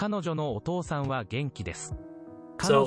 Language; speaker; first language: Japanese; non-native, learner; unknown